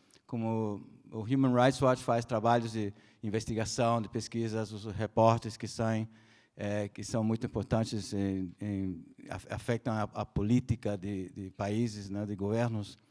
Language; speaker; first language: Portuguese; non-native, fluent; Spanish